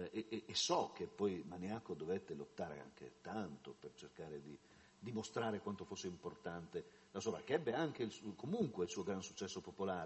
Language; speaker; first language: Italian; native; Italian